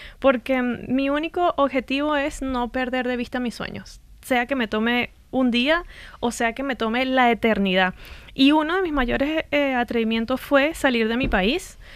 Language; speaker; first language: Spanish; native; Spanish